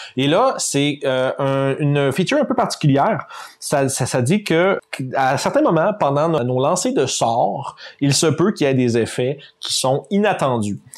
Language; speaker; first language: French; native; French